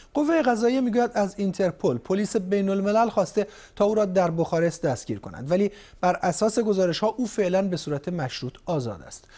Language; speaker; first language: Persian; native; Persian